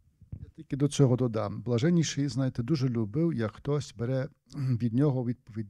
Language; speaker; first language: Ukrainian; native; Ukrainian